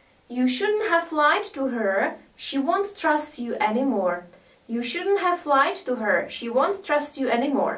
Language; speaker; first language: English; non-native, fluent; Czech